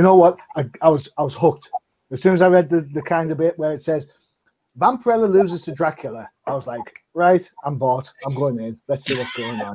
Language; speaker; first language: English; native; English